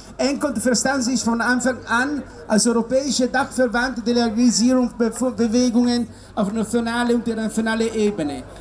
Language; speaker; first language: German; non-native, learner; Italian